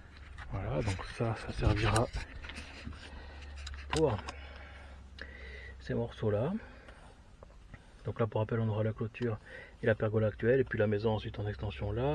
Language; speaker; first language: French; native; French